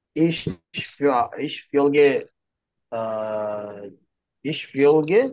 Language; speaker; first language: German; non-native, learner; Bangla